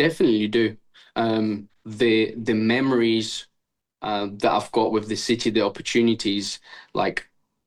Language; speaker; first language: English; early bilingual, other home language; Estonian